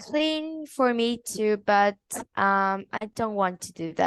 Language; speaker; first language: English; non-native, learner; Vietnamese